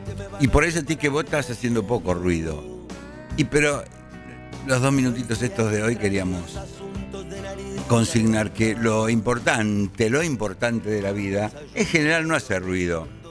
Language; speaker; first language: Spanish; native; Spanish